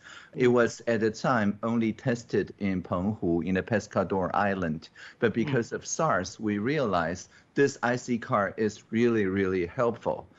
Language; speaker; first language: English; non-native, fluent; Chinese